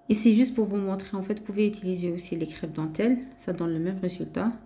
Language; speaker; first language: French; non-native, local second language; Arabic